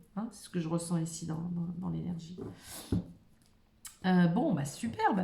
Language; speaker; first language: French; native; French